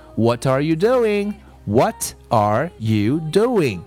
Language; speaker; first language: English; non-native, fluent; Chinese